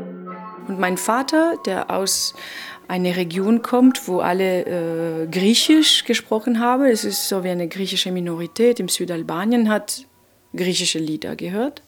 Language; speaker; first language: German; non-native, fluent; Albanian